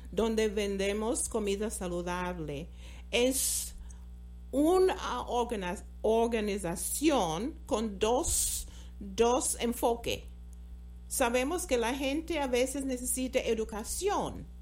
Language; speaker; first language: Spanish; non-native, fluent; English